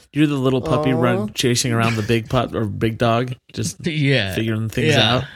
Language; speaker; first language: English; native; English